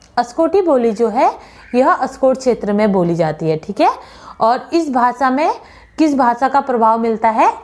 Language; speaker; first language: Hindi; native; Hindi